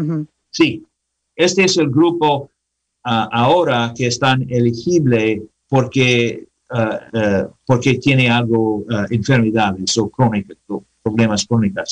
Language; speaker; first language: Spanish; non-native, learner; English